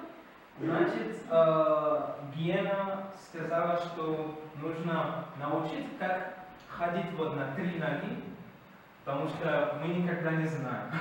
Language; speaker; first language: Russian; non-native, learner; Bambara